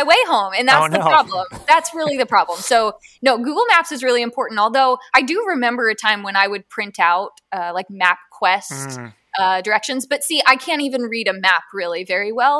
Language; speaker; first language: English; native; English